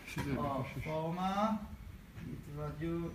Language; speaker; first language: Hungarian; non-native, learner; Hebrew